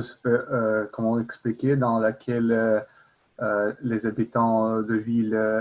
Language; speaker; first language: French; non-native, learner; Russian